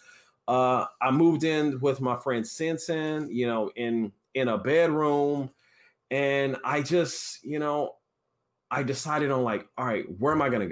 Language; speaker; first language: English; native; English